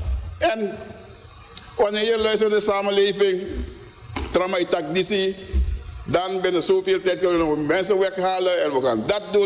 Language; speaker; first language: Dutch; non-native, local second language; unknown